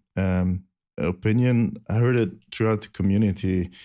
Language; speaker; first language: English; non-native, fluent; Dutch